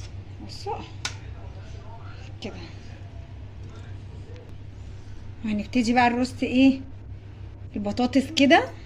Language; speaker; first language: Arabic; native; Arabic